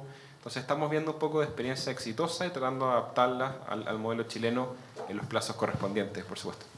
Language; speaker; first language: Spanish; native; Spanish